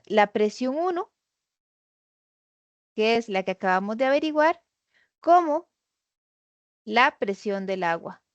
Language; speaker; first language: Spanish; native; Spanish